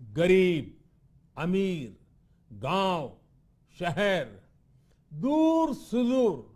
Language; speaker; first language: Hindi; non-native, local second language; Gujarati